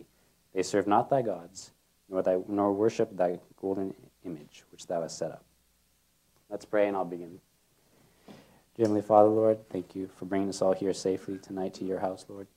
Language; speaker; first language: English; native; English